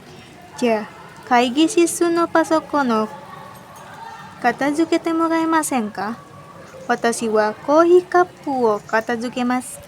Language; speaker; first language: Japanese; non-native, learner; Indonesian